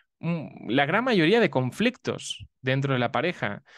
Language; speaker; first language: Spanish; native; Spanish